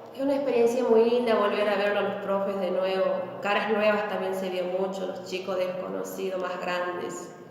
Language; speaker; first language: Spanish; native; Spanish